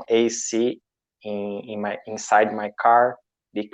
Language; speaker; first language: English; non-native, learner; Portuguese